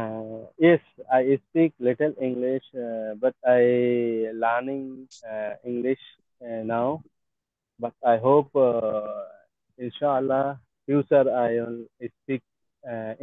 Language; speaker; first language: English; non-native, learner; Bangla